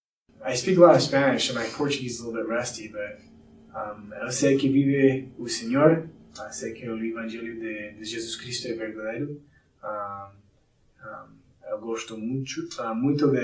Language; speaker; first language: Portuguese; non-native, learner; English